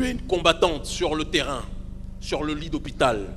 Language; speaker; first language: French; native; French